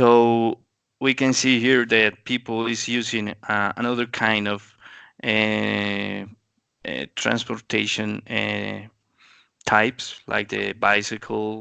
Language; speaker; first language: English; non-native, learner; Spanish